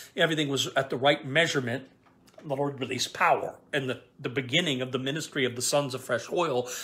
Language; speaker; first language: English; native; English